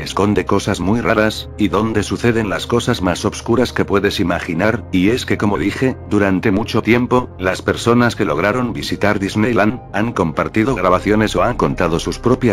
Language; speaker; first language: Spanish; native; Spanish